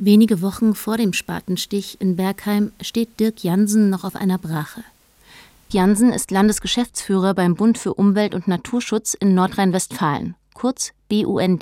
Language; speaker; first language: German; native; German